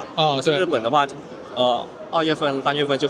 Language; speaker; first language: Chinese; non-native, fluent; Thai